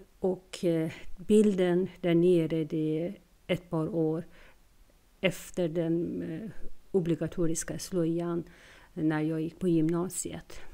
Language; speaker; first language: Swedish; non-native, fluent; Persian